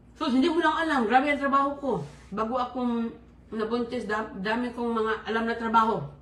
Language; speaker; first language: Filipino; non-native, local second language; Cebuano